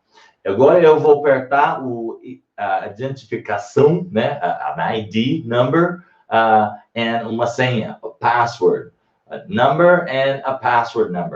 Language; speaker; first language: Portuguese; non-native, learner; English